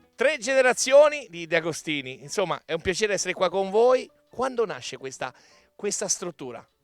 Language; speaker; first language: Italian; native; Italian